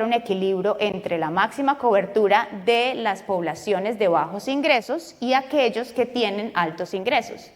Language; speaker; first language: Spanish; native; Spanish